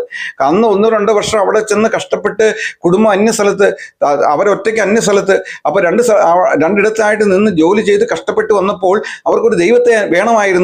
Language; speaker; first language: Malayalam; native; Malayalam